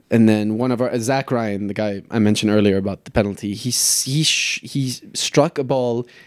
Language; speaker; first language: English; native; English